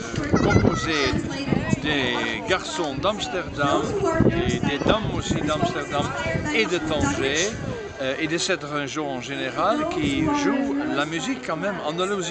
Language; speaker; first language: French; non-native, fluent; Dutch